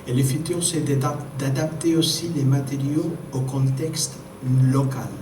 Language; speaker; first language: French; non-native, fluent; Spanish